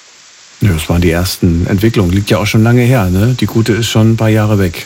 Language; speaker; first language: German; native; German